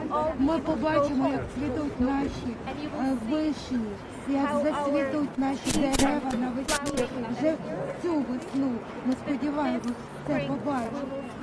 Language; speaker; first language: Ukrainian; native; Ukrainian